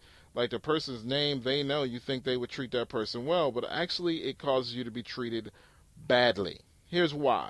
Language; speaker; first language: English; native; English